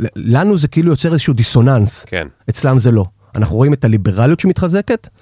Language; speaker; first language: Hebrew; native; Hebrew